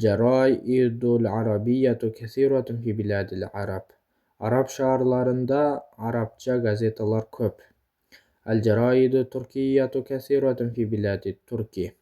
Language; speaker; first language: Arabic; non-native, fluent; Kyrgyz